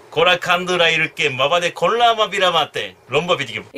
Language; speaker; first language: Tamil; non-native, learner; Japanese